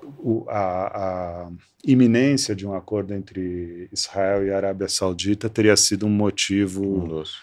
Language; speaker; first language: Portuguese; early bilingual, other home language; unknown